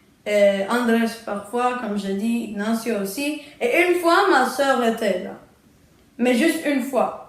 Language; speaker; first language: French; early bilingual, other home language; Czech